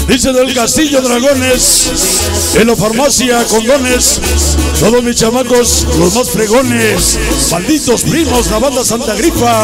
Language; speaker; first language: Spanish; native; Spanish